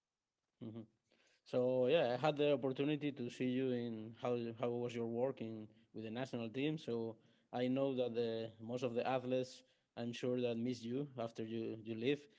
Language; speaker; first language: English; non-native, learner; Spanish